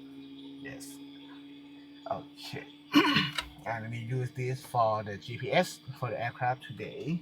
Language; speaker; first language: English; non-native, learner; Thai